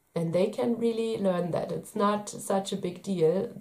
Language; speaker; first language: English; non-native, fluent; German